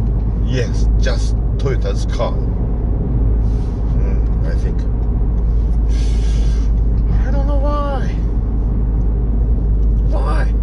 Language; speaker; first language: English; non-native, learner; Japanese